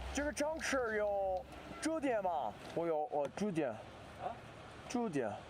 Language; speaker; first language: Chinese; non-native, learner; English